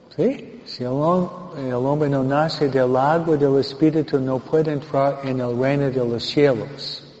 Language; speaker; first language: Spanish; non-native, fluent; English